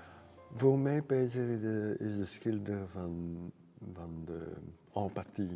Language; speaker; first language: Dutch; non-native, local second language; French